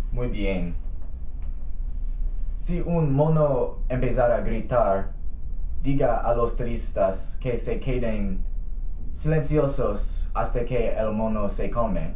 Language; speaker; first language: Spanish; non-native, fluent; English